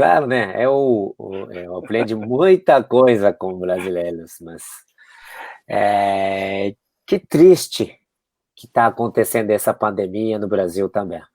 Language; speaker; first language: Portuguese; non-native, fluent; Japanese